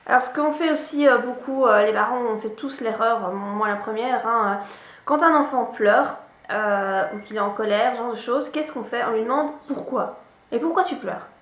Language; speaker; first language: French; native; French